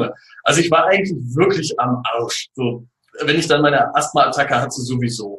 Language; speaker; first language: German; native; German